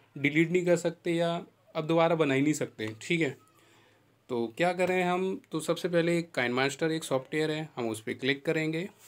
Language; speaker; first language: Hindi; native; Hindi